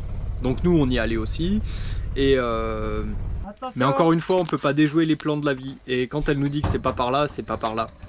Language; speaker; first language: French; native; French